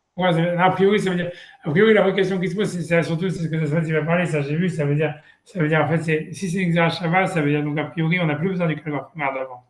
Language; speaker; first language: French; native; French